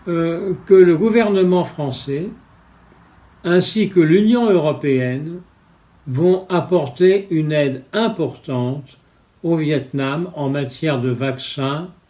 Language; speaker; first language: French; non-native, fluent; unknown